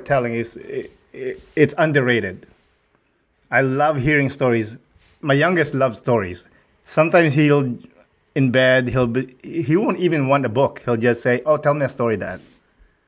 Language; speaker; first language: English; non-native, local second language; Filipino